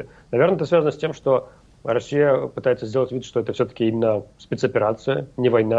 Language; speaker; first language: Russian; native; Russian